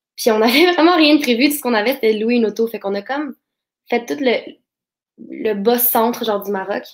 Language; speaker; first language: French; native; French